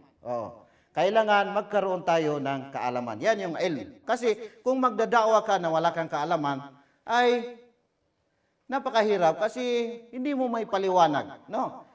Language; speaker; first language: Filipino; non-native, local second language; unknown